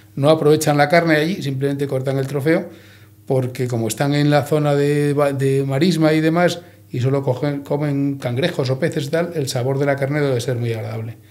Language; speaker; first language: Spanish; native; Spanish